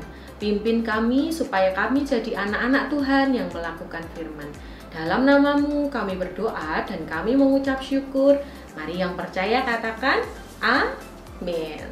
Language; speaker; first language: Indonesian; native; Indonesian